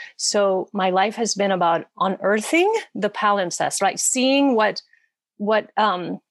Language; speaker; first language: English; non-native, fluent; Spanish